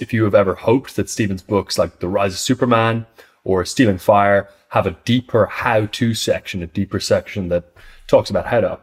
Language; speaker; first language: English; native; English